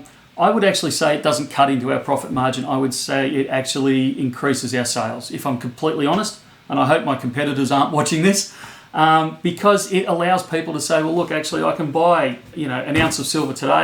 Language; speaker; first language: English; native; English